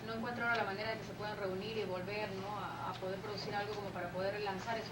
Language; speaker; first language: Spanish; native; Spanish